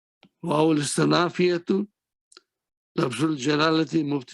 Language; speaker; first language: Arabic; non-native, fluent; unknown